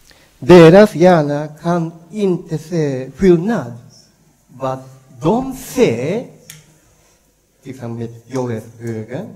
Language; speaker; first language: Swedish; non-native, learner; Japanese